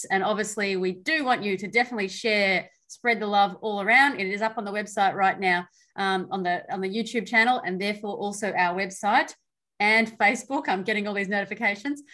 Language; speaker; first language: English; native; English